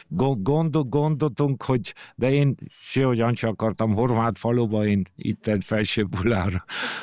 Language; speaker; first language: Hungarian; early bilingual, heritage; Hungarian